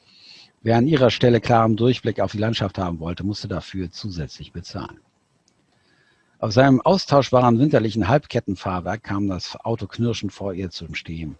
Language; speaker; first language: German; native; German